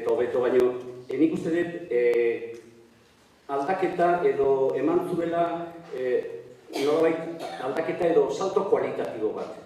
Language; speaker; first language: Basque; native; Basque